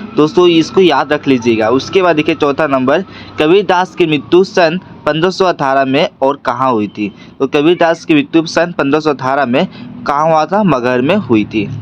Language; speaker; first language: Hindi; non-native, local second language; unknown